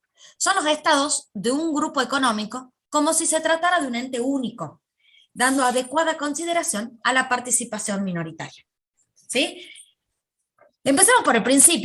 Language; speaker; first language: Spanish; native; Spanish